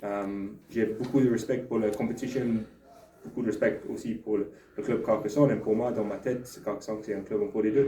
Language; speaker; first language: French; non-native, learner; English